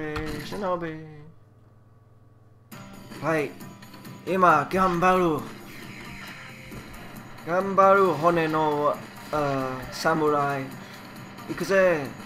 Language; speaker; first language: Japanese; non-native, learner; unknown